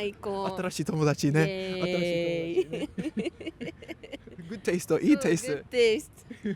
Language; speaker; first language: Japanese; non-native, learner; English